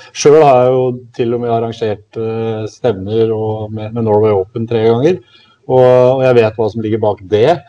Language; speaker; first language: Norwegian; native; Norwegian